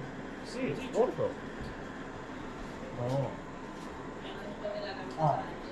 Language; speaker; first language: Spanish; non-native, learner; Korean